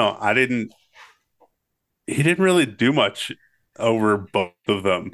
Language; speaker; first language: English; native; English